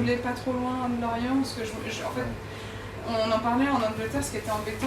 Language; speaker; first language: French; native; French